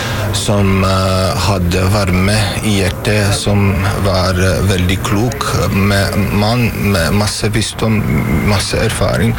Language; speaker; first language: Norwegian; non-native, fluent; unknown